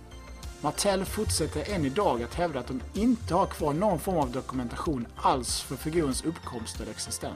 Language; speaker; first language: Swedish; native; Swedish